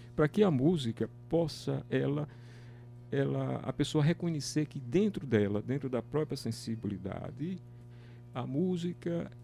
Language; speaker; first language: Portuguese; native; Portuguese